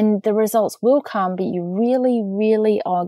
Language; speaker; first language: English; native; English